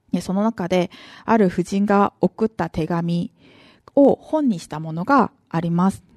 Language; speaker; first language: Japanese; non-native, fluent; Korean